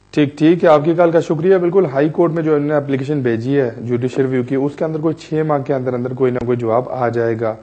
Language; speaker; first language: Urdu; native; Urdu